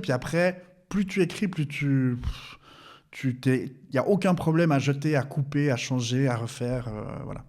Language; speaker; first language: French; native; French